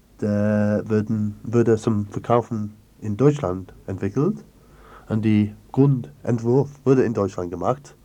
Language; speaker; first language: German; non-native, learner; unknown